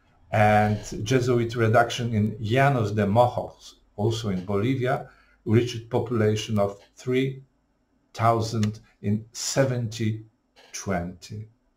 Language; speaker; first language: English; non-native, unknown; Polish